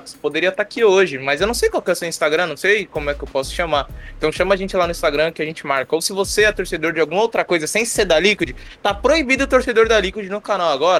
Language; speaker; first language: Portuguese; native; Portuguese